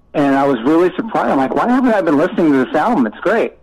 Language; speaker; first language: English; native; English